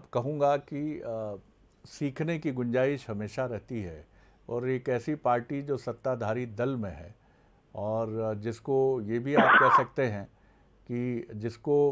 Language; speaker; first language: Hindi; native; Hindi